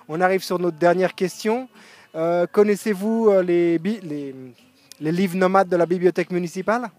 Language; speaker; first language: French; non-native, learner; English